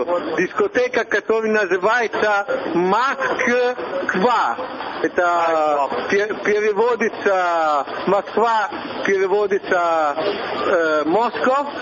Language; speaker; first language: Russian; non-native, learner; Italian